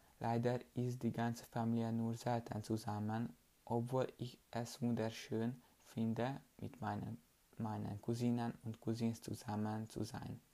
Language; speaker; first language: German; non-native, learner; Hungarian